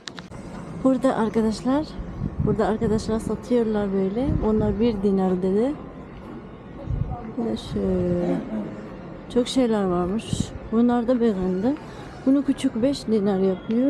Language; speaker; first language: Turkish; non-native, learner; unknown